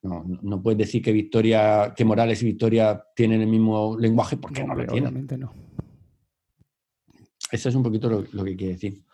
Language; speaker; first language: Spanish; native; Spanish